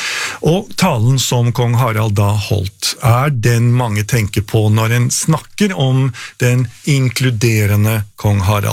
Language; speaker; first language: Norwegian; native; Norwegian